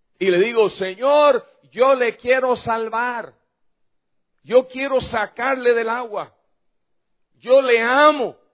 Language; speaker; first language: Spanish; non-native, fluent; English